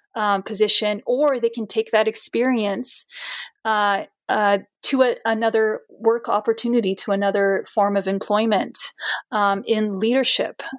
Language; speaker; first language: English; non-native, fluent; Portuguese